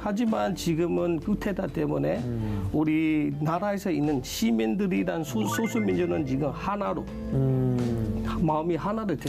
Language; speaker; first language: Korean; non-native, learner; S'gaw Karen